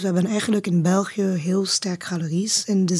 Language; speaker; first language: Dutch; non-native, learner; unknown